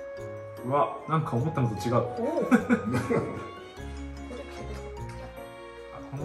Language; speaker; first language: Japanese; native; Japanese